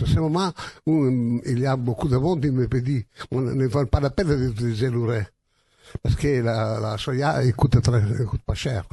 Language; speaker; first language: French; non-native, learner; Italian